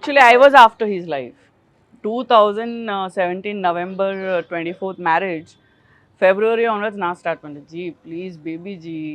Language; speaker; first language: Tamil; non-native, fluent; Gujarati